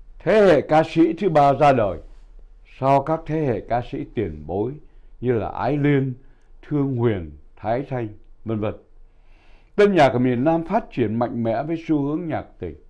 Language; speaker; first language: Vietnamese; native; Vietnamese